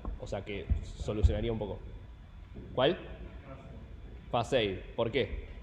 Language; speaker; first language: Spanish; native; Spanish